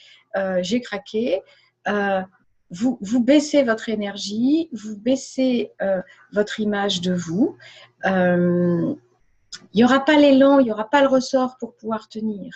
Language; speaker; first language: French; native; French